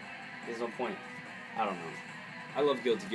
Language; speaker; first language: English; native; English